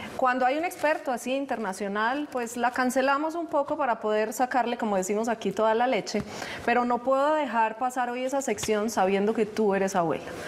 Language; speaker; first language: Spanish; native; Spanish